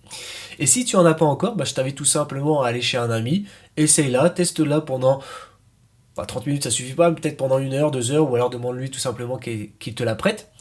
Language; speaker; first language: French; native; French